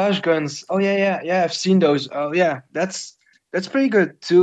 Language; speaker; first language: English; non-native, fluent; Dutch